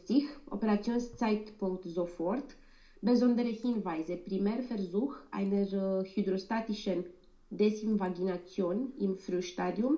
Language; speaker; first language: German; non-native, learner; Romanian